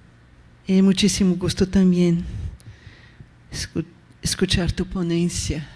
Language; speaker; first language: Spanish; non-native, fluent; Portuguese